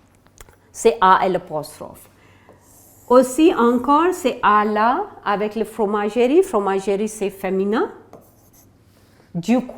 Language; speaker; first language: French; non-native, fluent; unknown